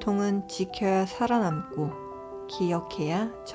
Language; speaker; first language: Korean; native; Korean